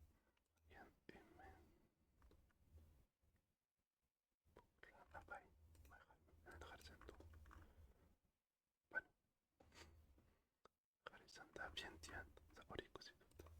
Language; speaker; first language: Basque; non-native, learner; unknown